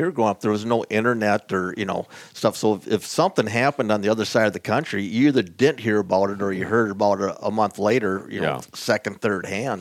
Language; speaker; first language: English; native; English